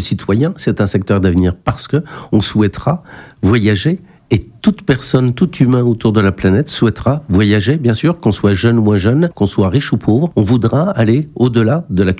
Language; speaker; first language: French; native; French